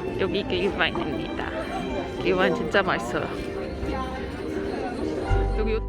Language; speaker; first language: Korean; early bilingual, heritage; German